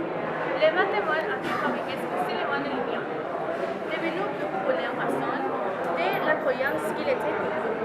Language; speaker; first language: French; non-native, learner; Spanish